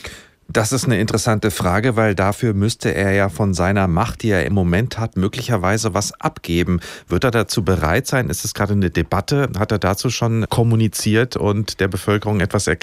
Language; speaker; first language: German; native; German